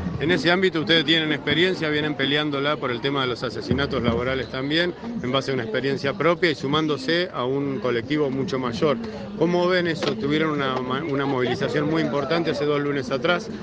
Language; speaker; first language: Spanish; native; Spanish